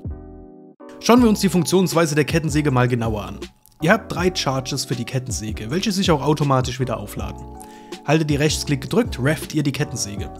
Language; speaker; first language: German; native; German